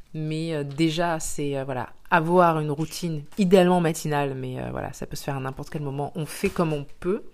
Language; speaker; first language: French; native; French